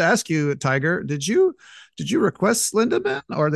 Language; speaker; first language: English; native; English